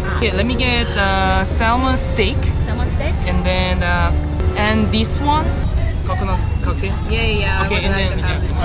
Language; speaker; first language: English; non-native, learner; Korean